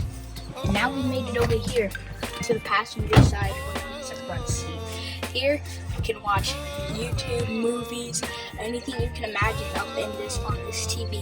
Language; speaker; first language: English; native; English